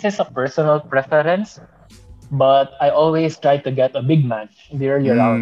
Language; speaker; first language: English; non-native, local second language; Bikol